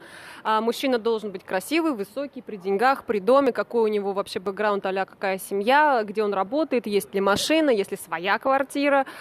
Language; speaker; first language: Russian; native; Russian